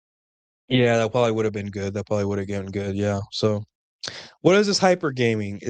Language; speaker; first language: English; native; English